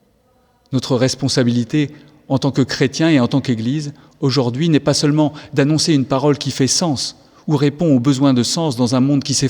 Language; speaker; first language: French; native; French